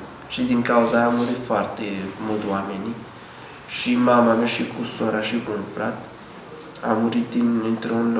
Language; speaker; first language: Romanian; non-native, learner; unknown